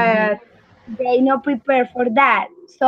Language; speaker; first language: English; non-native, learner; Spanish